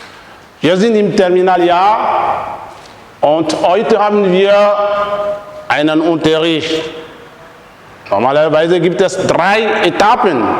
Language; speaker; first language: German; non-native, fluent; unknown